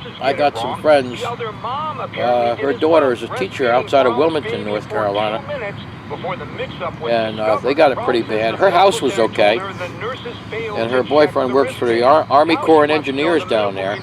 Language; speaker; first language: English; native; English